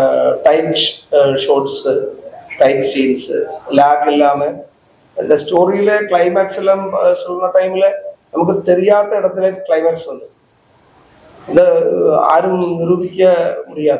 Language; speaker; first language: Tamil; non-native, local second language; Malayalam